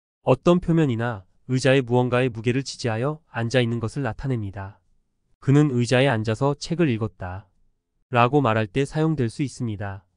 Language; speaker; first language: Korean; native; Korean